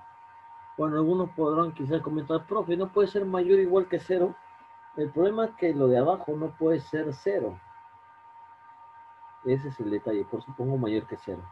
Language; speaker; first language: Spanish; native; Spanish